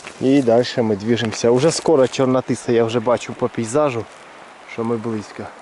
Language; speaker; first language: Russian; native; Russian